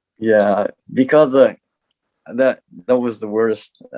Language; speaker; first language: English; non-native, learner; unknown